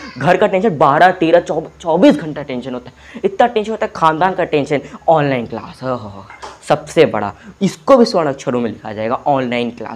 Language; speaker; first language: Hindi; native; Hindi